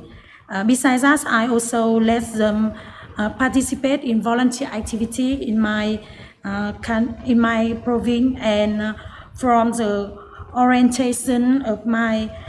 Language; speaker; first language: English; non-native, learner; Vietnamese